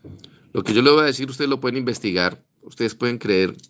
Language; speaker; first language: Spanish; native; Spanish